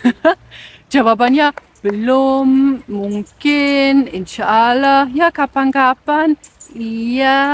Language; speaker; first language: Indonesian; non-native, fluent; German